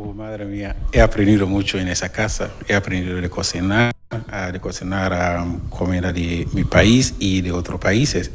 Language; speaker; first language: Spanish; non-native, learner; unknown